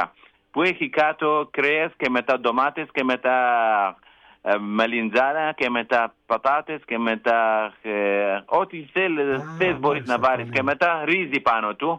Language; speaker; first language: Greek; non-native, learner; Kurdish